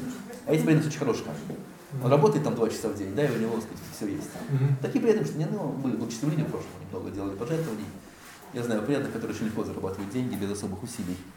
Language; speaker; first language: Russian; native; Russian